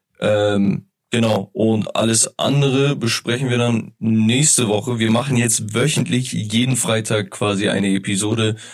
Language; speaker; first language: German; early bilingual, other home language; Turkish